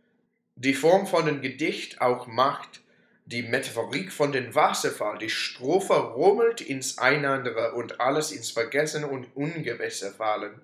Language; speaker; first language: German; non-native, learner; English